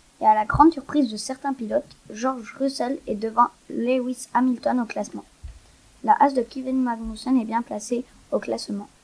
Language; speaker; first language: French; non-native, learner; German